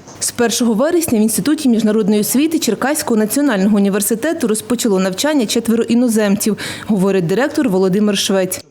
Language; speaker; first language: Ukrainian; native; Ukrainian